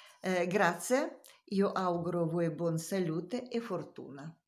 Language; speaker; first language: Italian; non-native, learner; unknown